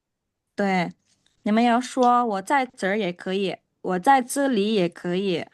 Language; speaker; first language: Chinese; non-native, fluent; Indonesian